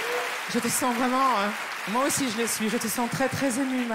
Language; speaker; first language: French; native; French